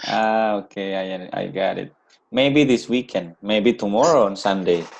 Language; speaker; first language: English; non-native, learner; Indonesian